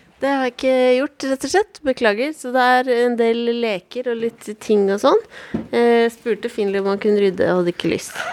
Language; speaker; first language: Norwegian; native; Norwegian